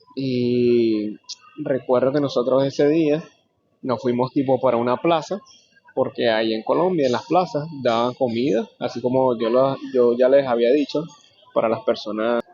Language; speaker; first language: Spanish; native; Spanish